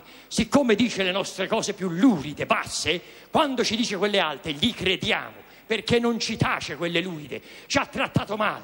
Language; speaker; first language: Italian; native; Italian